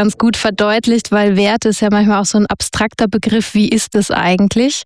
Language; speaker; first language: German; native; German